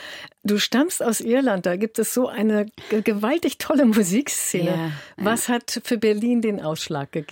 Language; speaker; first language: German; native; German